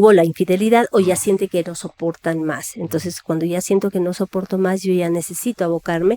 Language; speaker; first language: Spanish; native; Spanish